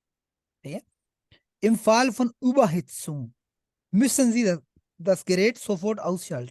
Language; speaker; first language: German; non-native, fluent; Urdu